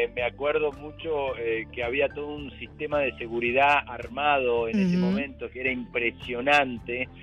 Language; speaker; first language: Spanish; native; Spanish